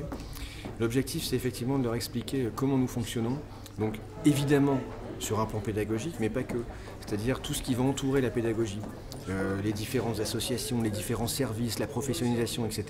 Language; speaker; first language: French; native; French